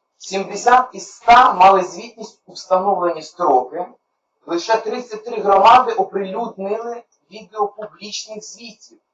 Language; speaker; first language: Ukrainian; native; Ukrainian